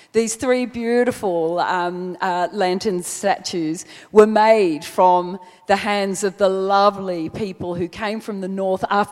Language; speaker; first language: English; native; English